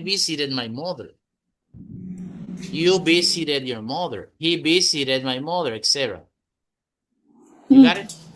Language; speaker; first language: English; non-native, fluent; Spanish